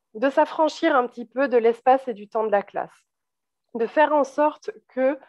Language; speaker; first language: French; native; French